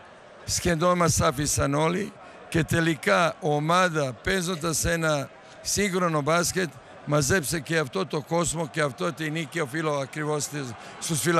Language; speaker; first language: Greek; non-native, fluent; Serbian